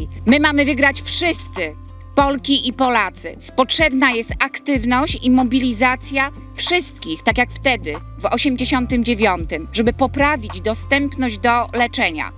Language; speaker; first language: Polish; native; Polish